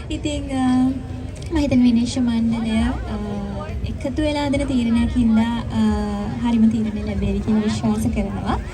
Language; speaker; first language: Sinhala; native; Sinhala